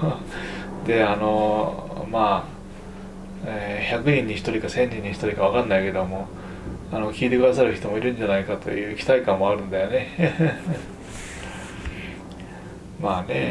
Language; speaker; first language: Japanese; native; Japanese